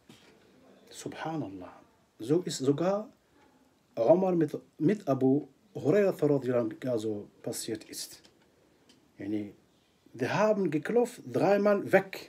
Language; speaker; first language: German; non-native, fluent; Arabic